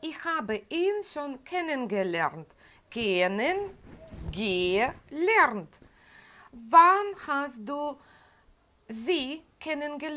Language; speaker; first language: German; non-native, fluent; Russian